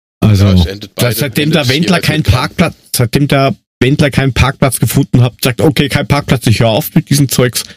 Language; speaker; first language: German; native; German